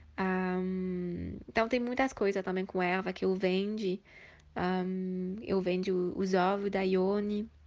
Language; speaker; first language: Portuguese; early bilingual, heritage; Portuguese